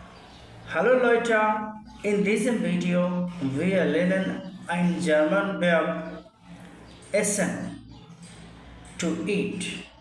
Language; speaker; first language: German; non-native, learner; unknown